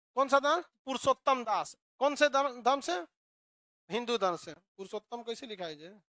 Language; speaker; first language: Hindi; native; Hindi